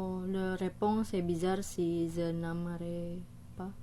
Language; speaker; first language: French; non-native, learner; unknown